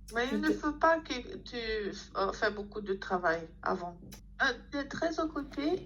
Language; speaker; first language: French; non-native, learner; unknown